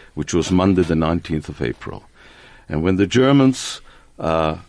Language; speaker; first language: English; non-native, fluent; Spanish